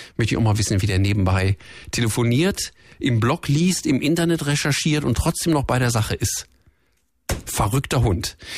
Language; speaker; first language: German; native; German